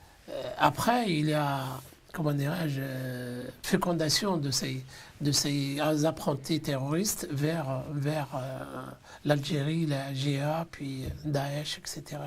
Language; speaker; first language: French; non-native, local second language; Arabic